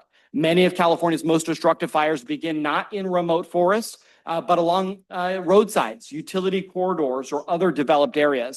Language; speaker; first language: English; native; English